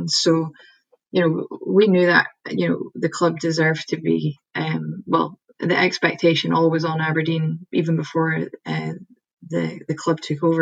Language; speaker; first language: English; native; English